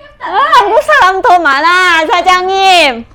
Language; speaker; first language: Korean; non-native, learner; Vietnamese